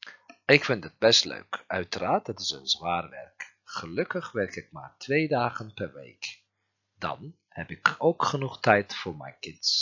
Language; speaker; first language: Dutch; non-native, learner; Turkish